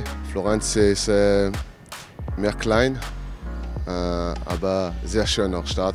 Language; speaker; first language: German; non-native, learner; French